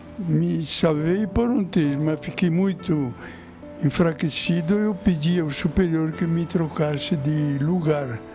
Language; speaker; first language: Portuguese; non-native, fluent; Italian